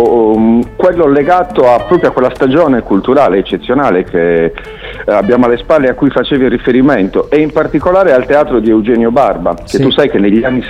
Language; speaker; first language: Italian; native; Italian